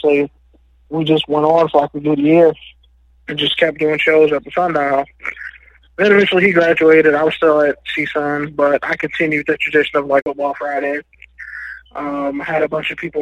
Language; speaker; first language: English; native; English